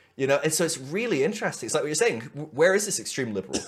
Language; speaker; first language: English; native; English